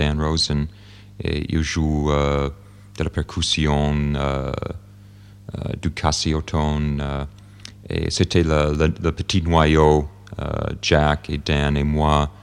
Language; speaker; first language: French; non-native, fluent; English